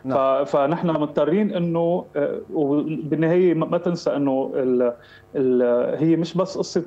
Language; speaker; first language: Arabic; native; Arabic